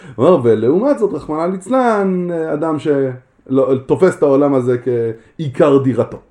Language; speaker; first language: Hebrew; native; Hebrew